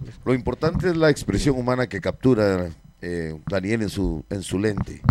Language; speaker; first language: Spanish; native; Spanish